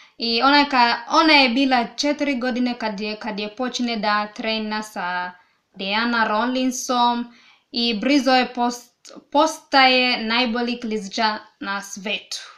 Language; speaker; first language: Serbian; non-native, learner; Swahili